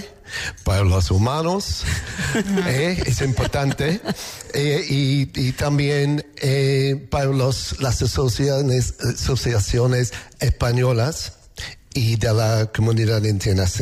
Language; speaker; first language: Spanish; non-native, learner; English